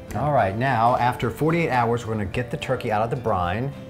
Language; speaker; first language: English; native; English